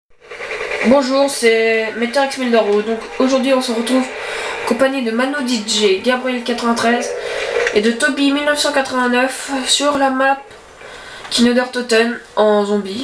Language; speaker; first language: French; native; French